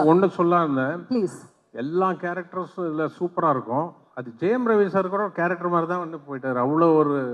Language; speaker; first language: Tamil; non-native, local second language; Telugu